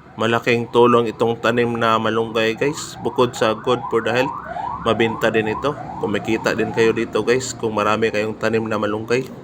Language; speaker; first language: Filipino; non-native, local second language; Cebuano